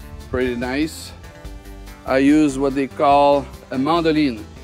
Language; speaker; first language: English; non-native, fluent; French